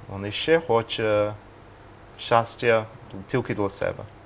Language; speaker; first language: Ukrainian; non-native, learner; English